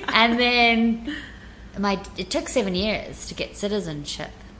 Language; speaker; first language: English; native; English